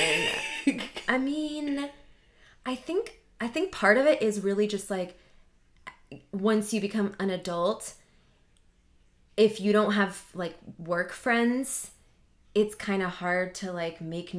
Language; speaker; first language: English; native; English